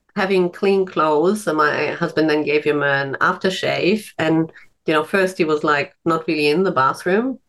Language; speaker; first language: English; non-native, fluent; German